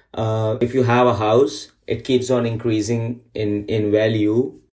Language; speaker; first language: English; non-native, local second language; Urdu